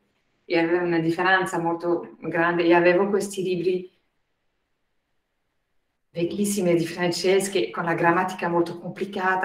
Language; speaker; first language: Italian; non-native, fluent; French